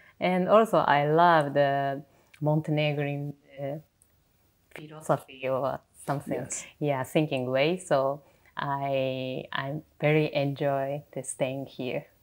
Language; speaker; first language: English; non-native, learner; Japanese